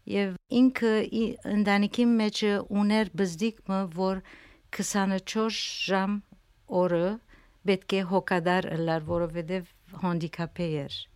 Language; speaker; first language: Armenian; early bilingual, heritage; Armenian